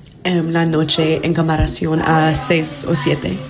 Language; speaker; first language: Spanish; non-native, fluent; English